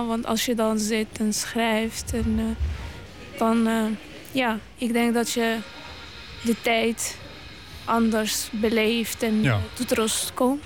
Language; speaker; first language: Dutch; non-native, local second language; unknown